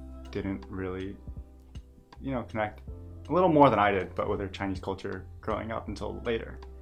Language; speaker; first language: English; native; English